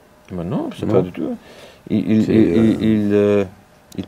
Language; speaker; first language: French; non-native, local second language; Dutch